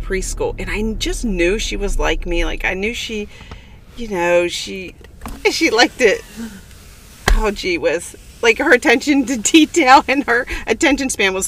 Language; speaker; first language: English; native; English